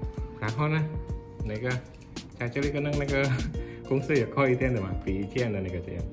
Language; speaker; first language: Chinese; non-native, fluent; Indonesian